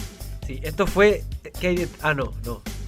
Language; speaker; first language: Spanish; native; Spanish